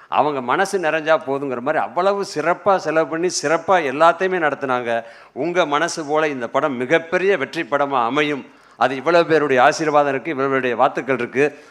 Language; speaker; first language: Tamil; native; Tamil